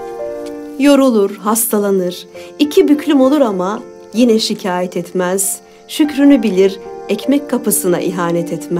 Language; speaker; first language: Turkish; native; Turkish